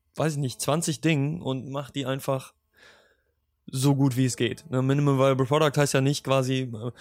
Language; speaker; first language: German; native; German